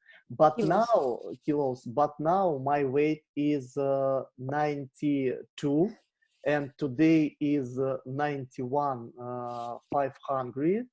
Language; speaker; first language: English; non-native, learner; Russian